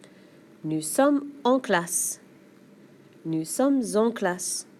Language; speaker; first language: French; non-native, fluent; English